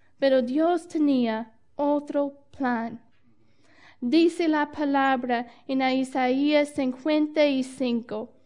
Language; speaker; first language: Spanish; non-native, fluent; English